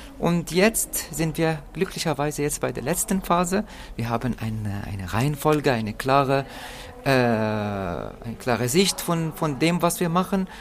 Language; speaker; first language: German; non-native, fluent; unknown